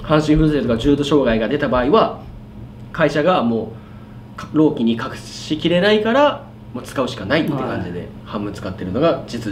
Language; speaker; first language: Japanese; native; Japanese